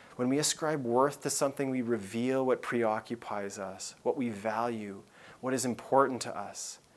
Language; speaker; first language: English; native; English